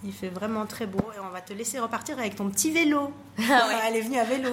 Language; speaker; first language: French; native; French